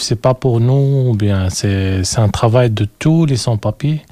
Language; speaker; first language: French; non-native, learner; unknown